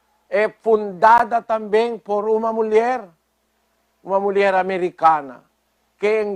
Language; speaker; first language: Portuguese; non-native, fluent; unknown